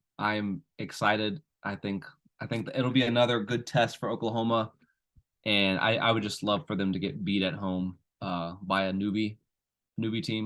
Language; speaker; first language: English; native; English